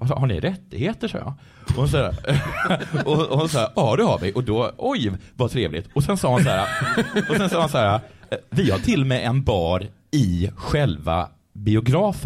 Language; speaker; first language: Swedish; native; Swedish